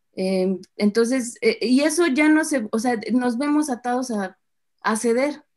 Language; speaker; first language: Spanish; native; Spanish